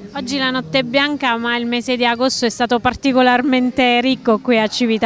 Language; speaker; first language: Italian; native; Italian